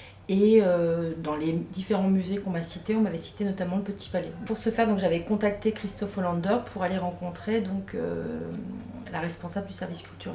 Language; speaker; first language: French; native; French